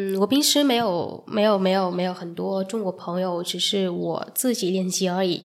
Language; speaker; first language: Chinese; non-native, fluent; Vietnamese